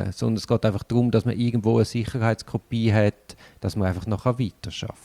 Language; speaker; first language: German; native; German